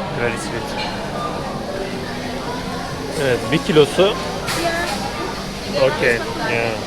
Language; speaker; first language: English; non-native, learner; Turkish